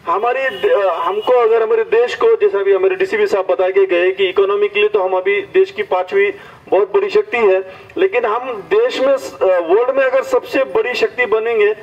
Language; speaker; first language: Hindi; non-native, local second language; Marathi